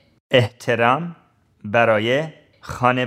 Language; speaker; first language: Persian; non-native, learner; English